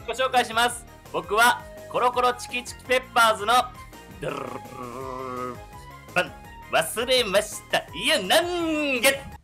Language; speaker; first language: Japanese; native; Japanese